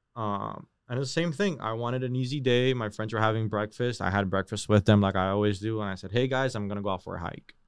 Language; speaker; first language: English; native; English